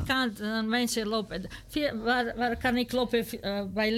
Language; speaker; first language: Dutch; non-native, learner; Serbian